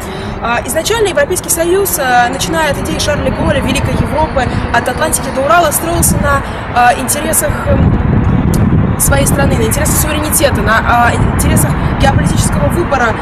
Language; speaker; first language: Russian; native; Russian